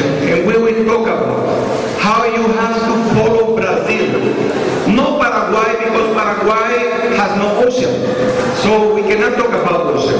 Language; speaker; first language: English; non-native, fluent; Spanish